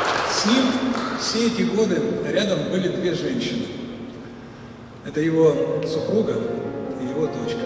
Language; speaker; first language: Russian; native; Russian